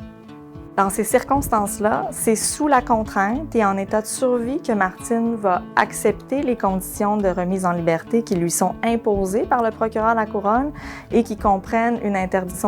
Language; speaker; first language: French; native; French